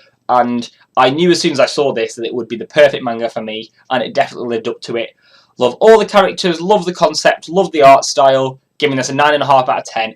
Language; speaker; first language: English; native; English